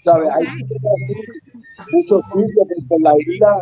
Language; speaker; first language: Spanish; early bilingual, heritage; Spanish